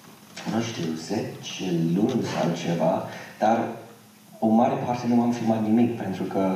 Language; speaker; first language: Romanian; non-native, fluent; English